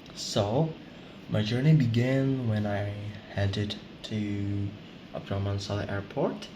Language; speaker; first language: English; non-native, learner; Indonesian